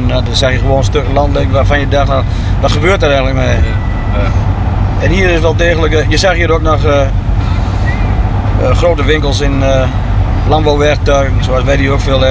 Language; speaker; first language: Dutch; native; Dutch